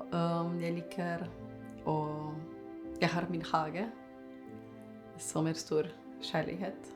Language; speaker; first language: Norwegian; non-native, fluent; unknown